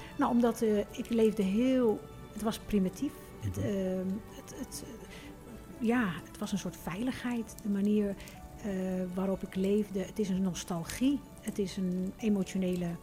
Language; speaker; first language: Dutch; early bilingual, other home language; Turkish